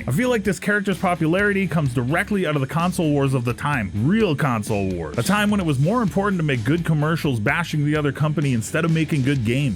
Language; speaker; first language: English; native; English